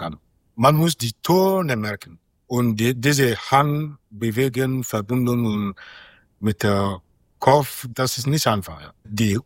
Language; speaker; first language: German; non-native, learner; Mandingo